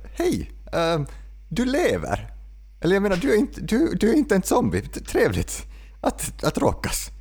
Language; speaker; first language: Swedish; native; Swedish